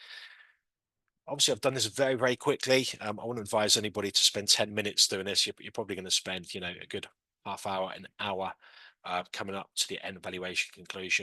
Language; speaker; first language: English; native; English